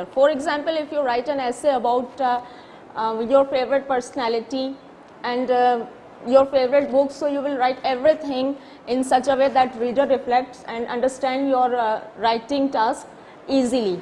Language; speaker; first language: English; non-native, local second language; Urdu